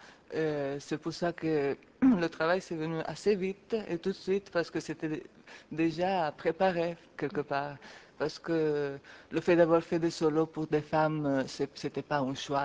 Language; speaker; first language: French; non-native, fluent; Italian